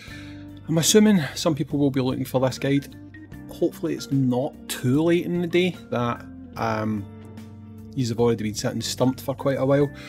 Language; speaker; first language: English; native; English